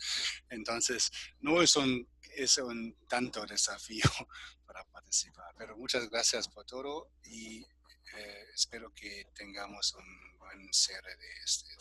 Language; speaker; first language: Spanish; non-native, fluent; German